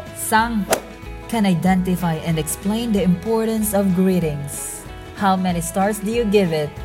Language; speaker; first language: English; non-native, local second language; Cebuano